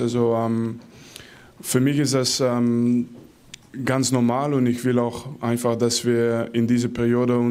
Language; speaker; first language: German; non-native, fluent; Dutch